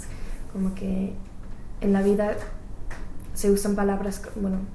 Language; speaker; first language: Spanish; non-native, learner; English